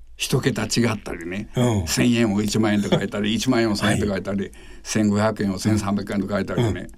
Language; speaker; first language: Japanese; native; Japanese